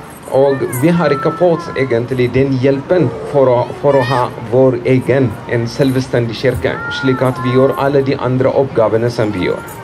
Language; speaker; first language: Norwegian; non-native, fluent; Amharic